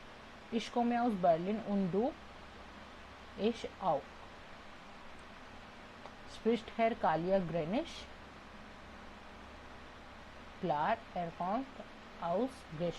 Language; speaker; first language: German; non-native, fluent; Hindi